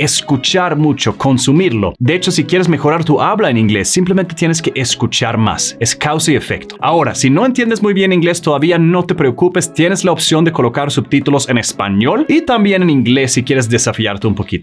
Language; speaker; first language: Spanish; native; Spanish